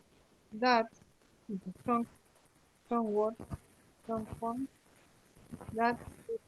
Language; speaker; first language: English; non-native, learner; Spanish